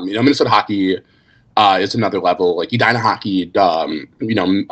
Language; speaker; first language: English; native; English